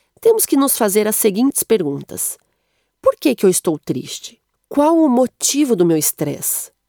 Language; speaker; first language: Portuguese; native; Portuguese